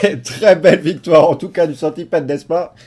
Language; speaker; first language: French; native; French